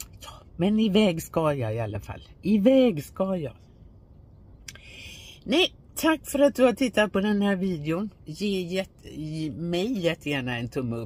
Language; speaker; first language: Swedish; non-native, fluent; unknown